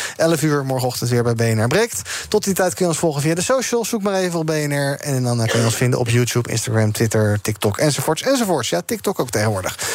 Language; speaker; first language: Dutch; native; Dutch